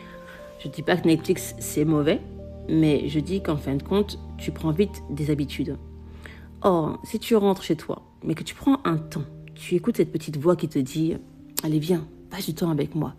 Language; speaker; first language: French; native; French